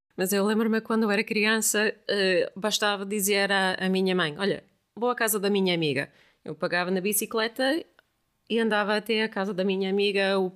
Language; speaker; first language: Portuguese; non-native, fluent; English